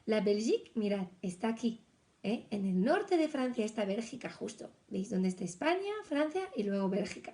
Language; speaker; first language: Spanish; non-native, fluent; French